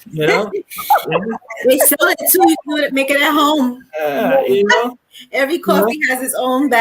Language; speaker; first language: English; native; English